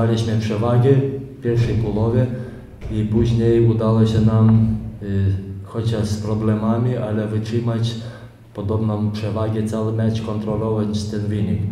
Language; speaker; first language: Polish; non-native, fluent; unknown